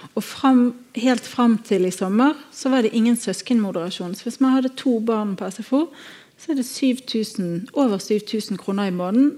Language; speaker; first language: Norwegian; native; Norwegian